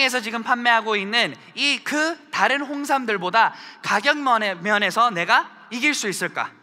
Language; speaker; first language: Korean; early bilingual, heritage; Korean